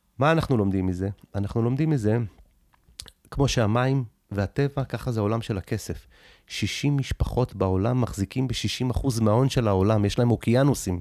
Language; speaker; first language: Hebrew; early bilingual, other home language; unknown